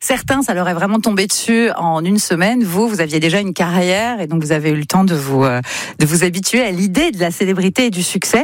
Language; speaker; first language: French; native; French